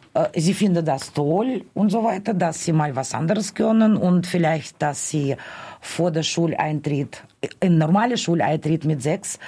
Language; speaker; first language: German; non-native, fluent; Russian